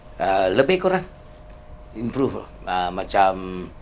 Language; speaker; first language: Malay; non-native, local second language; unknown